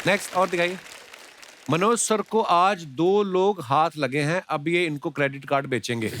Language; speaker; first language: Hindi; non-native, local second language; Punjabi